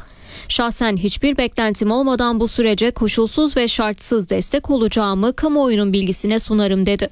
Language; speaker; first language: Turkish; native; Turkish